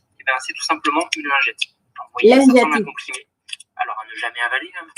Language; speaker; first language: French; native; French